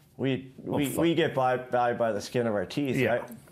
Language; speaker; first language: English; native; English